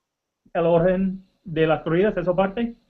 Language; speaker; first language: Spanish; non-native, learner; English